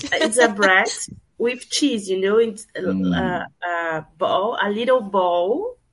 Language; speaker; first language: English; non-native, learner; Portuguese